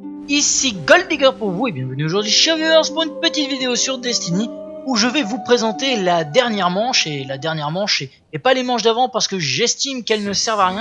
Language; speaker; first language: French; native; French